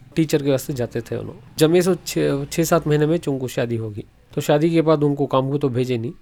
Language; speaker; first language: Hindi; non-native, local second language; Urdu